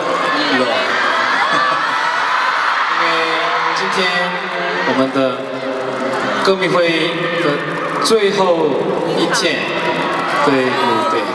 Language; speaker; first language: Chinese; non-native, learner; Korean